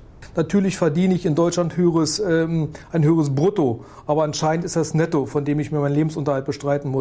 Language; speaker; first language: German; native; German